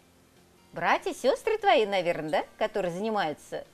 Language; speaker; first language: Russian; native; Russian